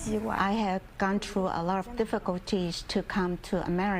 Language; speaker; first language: English; non-native, learner; Chinese